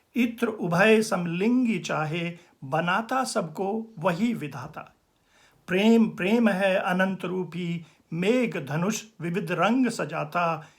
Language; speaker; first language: Hindi; native; Hindi